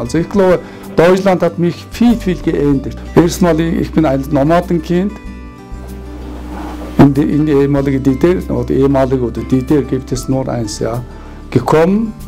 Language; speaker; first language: German; non-native, fluent; Mongolian